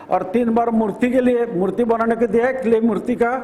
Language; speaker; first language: Hindi; non-native, local second language; Marathi